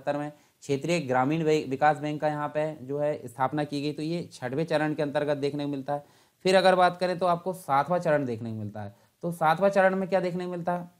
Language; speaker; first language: Hindi; native; Hindi